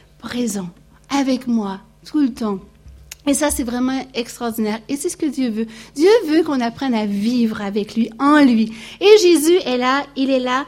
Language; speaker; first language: French; native; French